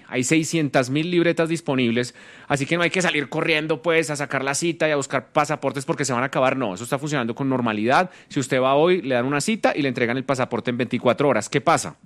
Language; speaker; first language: Spanish; native; Spanish